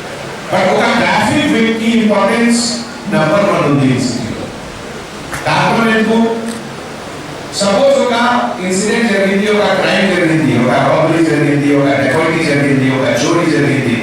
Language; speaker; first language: Telugu; non-native, fluent; Hindi